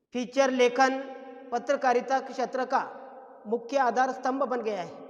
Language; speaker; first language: Hindi; non-native, local second language; Marathi